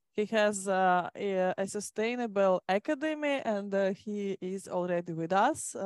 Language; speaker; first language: English; non-native, fluent; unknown